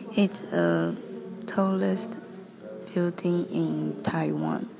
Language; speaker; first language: English; non-native, learner; Chinese